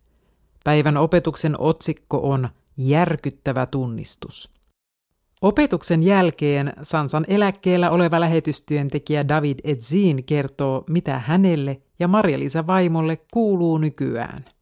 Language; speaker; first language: Finnish; native; Finnish